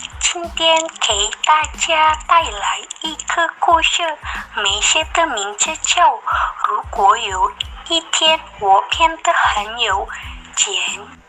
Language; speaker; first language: Chinese; non-native, learner; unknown